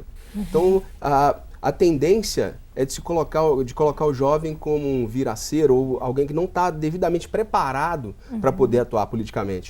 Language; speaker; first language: Portuguese; native; Portuguese